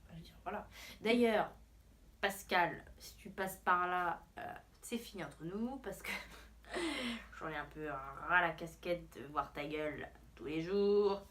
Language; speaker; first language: French; native; French